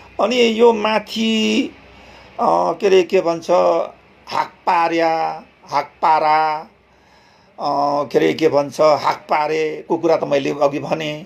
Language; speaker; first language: Nepali; non-native, local second language; Limbu